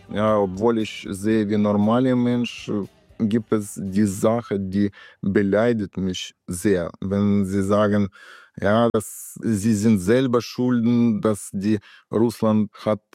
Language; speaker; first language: German; non-native, learner; Ukrainian